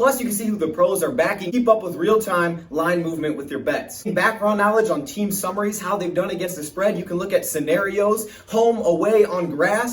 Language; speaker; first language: English; native; English